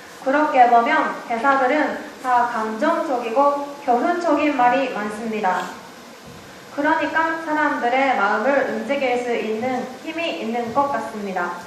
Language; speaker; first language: Korean; non-native, learner; Japanese